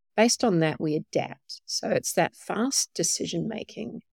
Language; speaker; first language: English; native; English